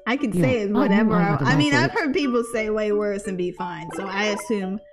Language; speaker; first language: English; native; English